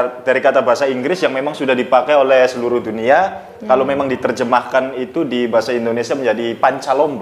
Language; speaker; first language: Indonesian; native; Indonesian